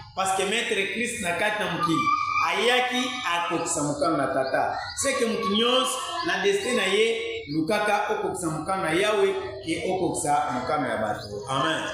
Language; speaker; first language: Lingala; non-native, local second language; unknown